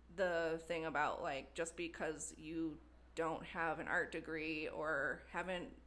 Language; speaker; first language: English; native; English